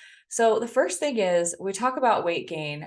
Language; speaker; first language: English; native; English